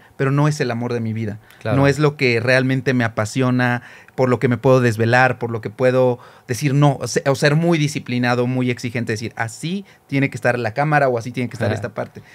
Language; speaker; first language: Spanish; native; Spanish